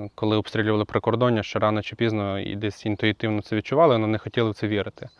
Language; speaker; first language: Ukrainian; native; Ukrainian